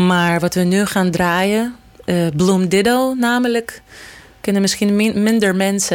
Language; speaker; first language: Dutch; non-native, fluent; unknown